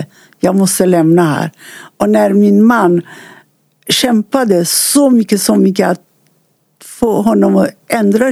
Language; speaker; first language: Swedish; non-native, fluent; Persian